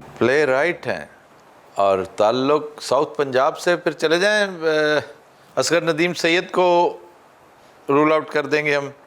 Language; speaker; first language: Urdu; non-native, local second language; Punjabi